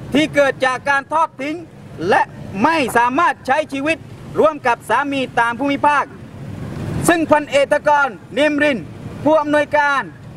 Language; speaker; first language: Thai; non-native, local second language; Pattani Malay